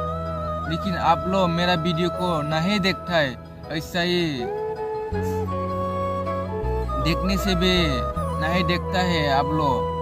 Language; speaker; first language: Hindi; non-native, local second language; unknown